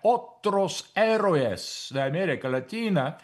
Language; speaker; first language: Spanish; non-native, fluent; Russian